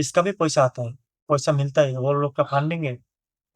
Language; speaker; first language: Hindi; non-native, learner; Bangla